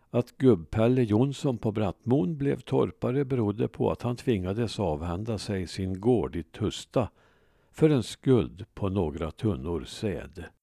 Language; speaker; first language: Swedish; native; Swedish